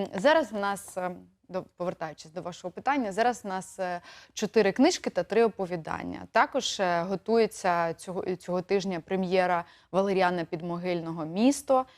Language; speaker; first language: Ukrainian; native; Ukrainian